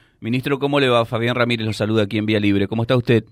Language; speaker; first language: Spanish; native; Spanish